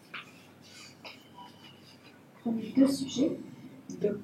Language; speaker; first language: French; non-native, fluent; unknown